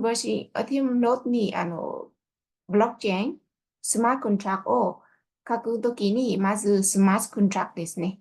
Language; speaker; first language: Japanese; non-native, fluent; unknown